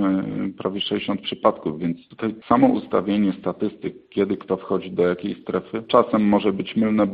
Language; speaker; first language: Polish; native; Polish